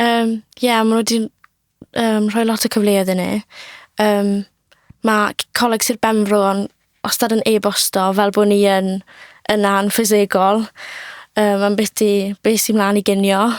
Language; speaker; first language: Welsh; native; Welsh